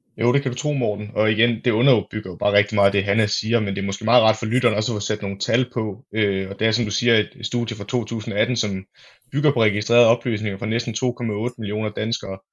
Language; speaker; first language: Danish; native; Danish